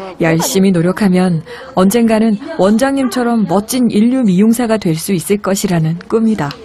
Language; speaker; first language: Korean; native; Korean